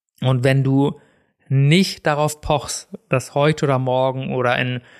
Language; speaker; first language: German; native; German